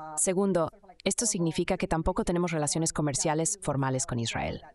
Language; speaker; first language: Spanish; non-native, fluent; Indonesian